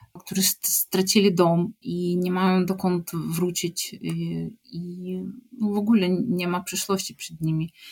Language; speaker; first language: Polish; non-native, fluent; Ukrainian